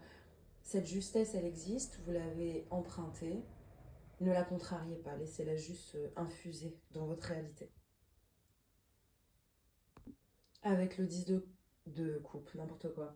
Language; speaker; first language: French; native; French